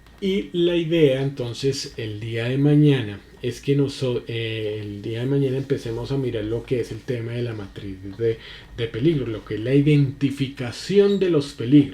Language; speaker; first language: Spanish; native; Spanish